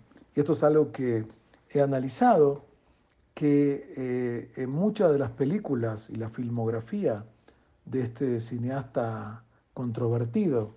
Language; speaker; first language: Spanish; native; Spanish